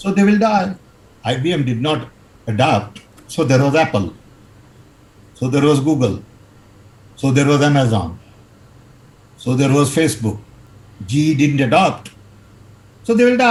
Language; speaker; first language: English; non-native, local second language; Gujarati